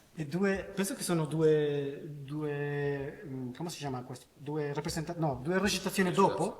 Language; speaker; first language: Italian; non-native, learner; Spanish